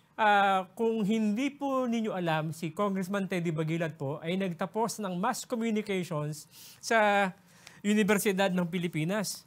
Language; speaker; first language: Filipino; native; Filipino